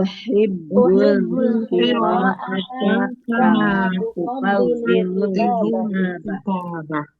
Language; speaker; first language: Arabic; non-native, learner; Indonesian